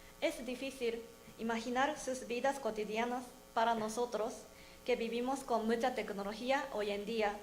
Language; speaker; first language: Spanish; non-native, learner; Japanese